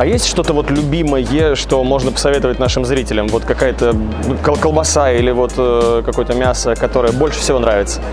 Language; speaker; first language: Russian; native; Russian